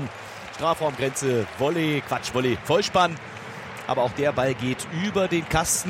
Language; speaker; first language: German; native; German